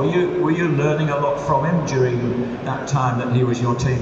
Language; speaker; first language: English; native; English